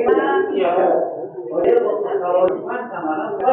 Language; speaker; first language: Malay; non-native, local second language; Sundanese